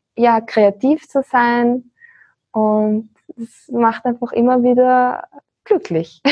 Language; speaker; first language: German; native; German